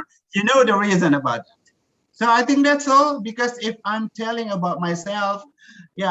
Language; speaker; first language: English; non-native, fluent; Indonesian